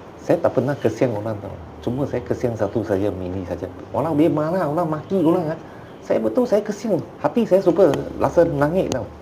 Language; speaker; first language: Malay; non-native, local second language; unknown